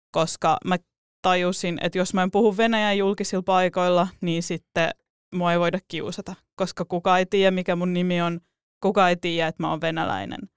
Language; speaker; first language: Finnish; early bilingual, other home language; Russian